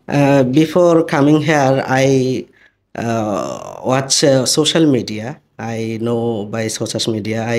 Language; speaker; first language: English; non-native, learner; Bangla